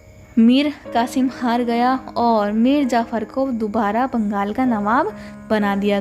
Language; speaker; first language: Hindi; native; Hindi